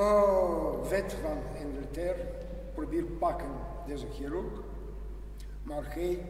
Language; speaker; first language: Dutch; non-native, learner; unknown